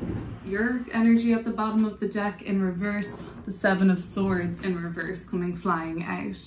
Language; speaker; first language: English; native; English